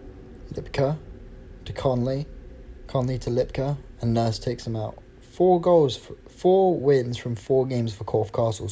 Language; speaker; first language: English; native; English